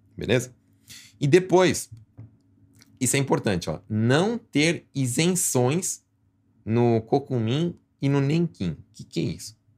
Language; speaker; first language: Portuguese; native; Portuguese